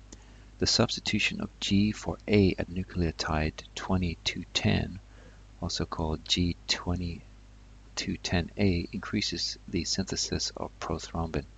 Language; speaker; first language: English; native; English